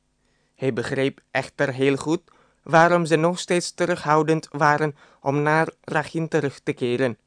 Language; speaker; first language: Dutch; non-native, fluent; Indonesian